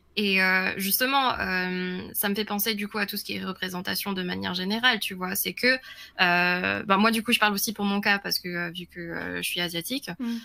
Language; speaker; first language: French; early bilingual, other home language; Vietnamese